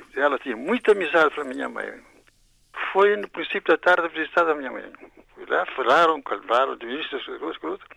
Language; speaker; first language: Portuguese; non-native, local second language; Kabuverdianu